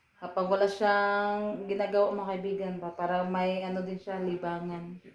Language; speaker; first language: Filipino; non-native, local second language; Cebuano